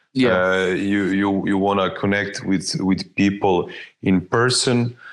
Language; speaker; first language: English; non-native, fluent; Croatian